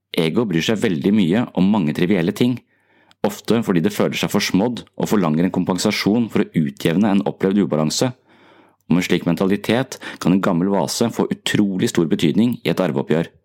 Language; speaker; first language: Norwegian; native; Norwegian